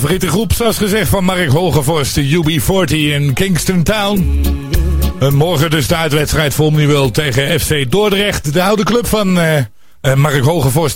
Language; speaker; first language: Dutch; native; Dutch